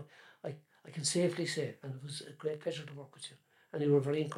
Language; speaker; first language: English; native; English